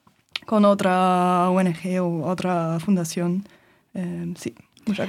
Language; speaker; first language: Spanish; non-native, learner; German